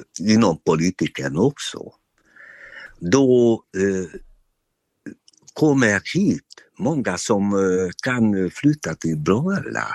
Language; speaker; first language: Swedish; non-native, learner; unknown